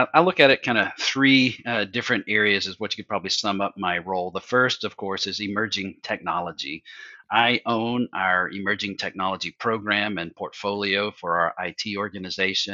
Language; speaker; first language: English; native; English